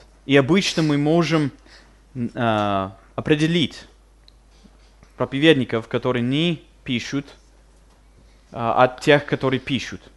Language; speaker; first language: Russian; non-native, fluent; English